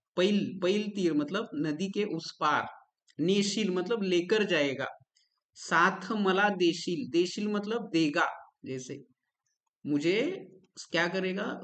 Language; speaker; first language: Hindi; non-native, local second language; Marathi